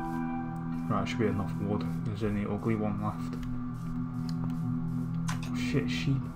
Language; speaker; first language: English; native; English